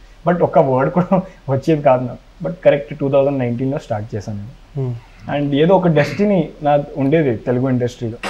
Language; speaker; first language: Telugu; non-native, local second language; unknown